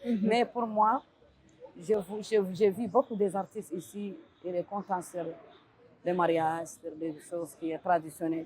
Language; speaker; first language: French; non-native, learner; Arabic